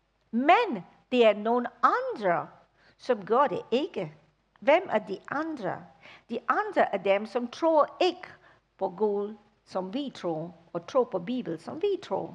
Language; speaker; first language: Danish; non-native, fluent; English